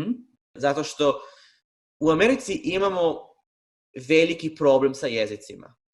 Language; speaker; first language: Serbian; non-native, fluent; Hebrew